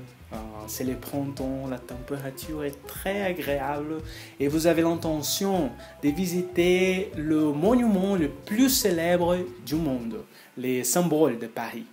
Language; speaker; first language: French; non-native, fluent; Portuguese